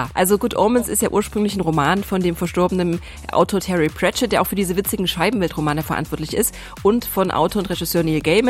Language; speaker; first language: German; native; German